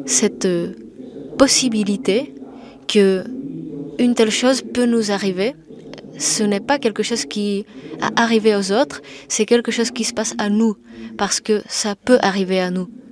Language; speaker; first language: French; non-native, fluent; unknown